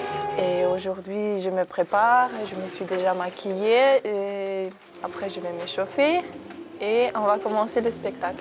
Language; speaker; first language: French; non-native, learner; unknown